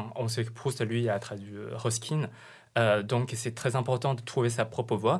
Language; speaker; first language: French; non-native, fluent; Chinese